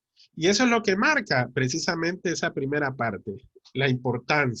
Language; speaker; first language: Spanish; native; Spanish